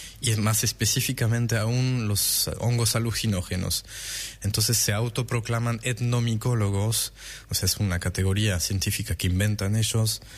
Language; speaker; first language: Spanish; non-native, fluent; French